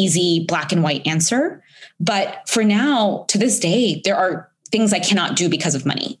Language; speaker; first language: English; early bilingual, other home language; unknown